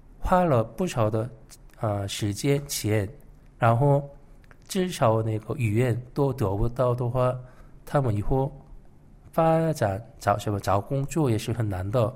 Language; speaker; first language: Chinese; non-native, fluent; Korean